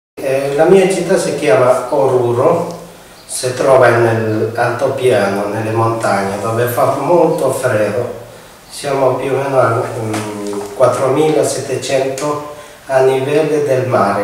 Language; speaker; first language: Italian; non-native, fluent; Spanish